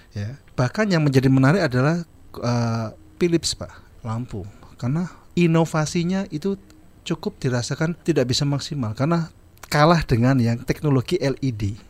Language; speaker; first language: Indonesian; native; Indonesian